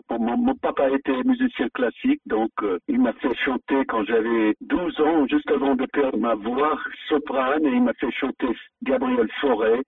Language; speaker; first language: French; non-native, fluent; English